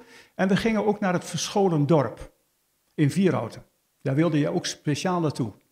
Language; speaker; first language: Dutch; native; Dutch